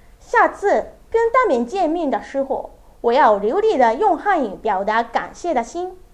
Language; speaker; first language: Chinese; non-native, learner; Japanese